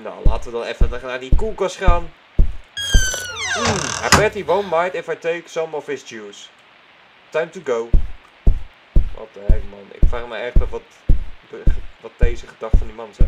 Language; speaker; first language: Dutch; native; Dutch